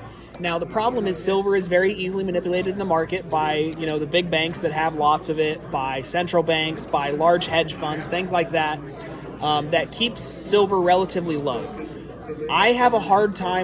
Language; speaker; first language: English; native; English